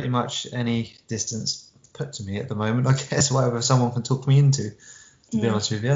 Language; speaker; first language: English; native; English